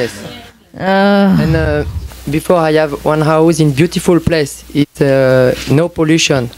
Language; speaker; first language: English; non-native, learner; French